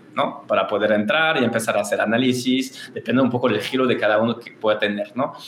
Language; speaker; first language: Spanish; non-native, fluent; French